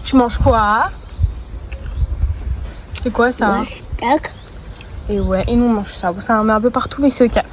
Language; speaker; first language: French; native; French